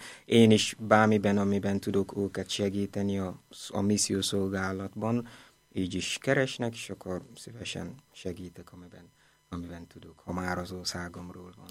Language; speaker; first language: Hungarian; non-native, fluent; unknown